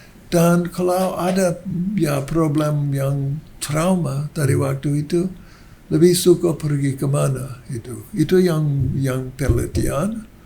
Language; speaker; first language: Indonesian; non-native, learner; English